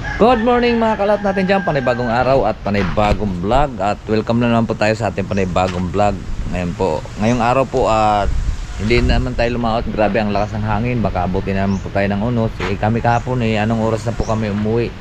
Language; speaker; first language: Filipino; native; Filipino